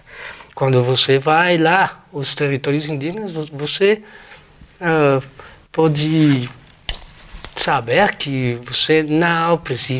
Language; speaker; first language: Portuguese; non-native, fluent; Spanish